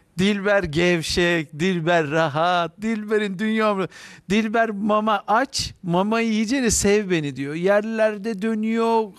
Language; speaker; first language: Turkish; native; Turkish